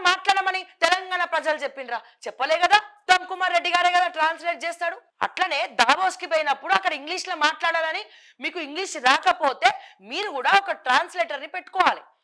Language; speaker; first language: Telugu; native; Telugu